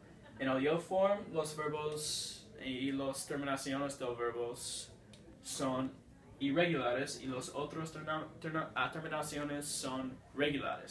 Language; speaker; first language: Spanish; non-native, learner; English